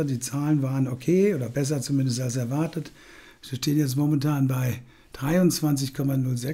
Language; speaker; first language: German; native; German